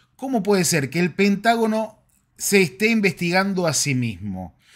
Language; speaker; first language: Spanish; native; Spanish